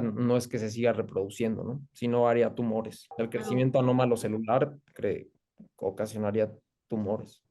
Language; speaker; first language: Spanish; native; Spanish